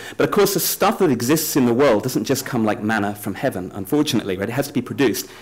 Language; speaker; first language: English; native; English